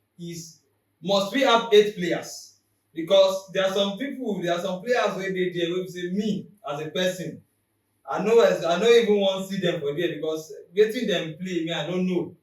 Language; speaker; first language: Nigerian Pidgin; native; Nigerian Pidgin